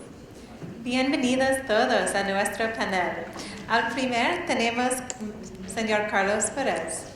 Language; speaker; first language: Spanish; non-native, learner; English